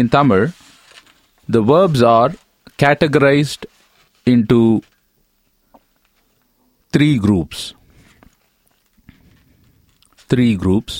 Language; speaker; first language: English; non-native, local second language; Tamil